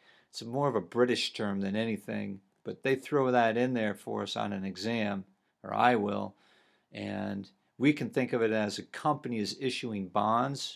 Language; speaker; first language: English; native; English